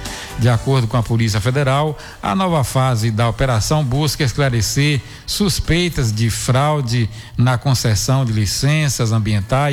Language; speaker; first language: Portuguese; native; Portuguese